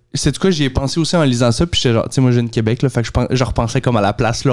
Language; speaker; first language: French; native; French